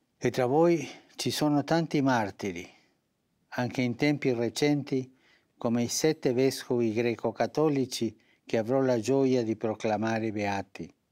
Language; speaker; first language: Italian; early bilingual, heritage; Spanish